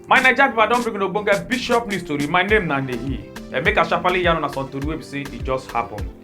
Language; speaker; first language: Nigerian Pidgin; native; Nigerian Pidgin